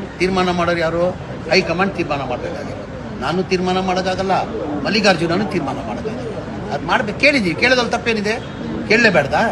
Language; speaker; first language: Kannada; non-native, local second language; Urdu